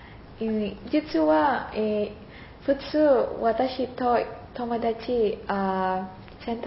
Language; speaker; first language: Japanese; non-native, learner; Indonesian